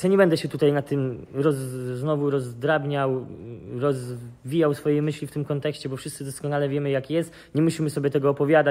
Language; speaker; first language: Polish; native; Polish